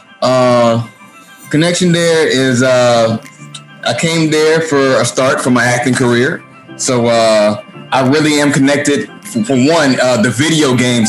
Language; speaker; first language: English; native; English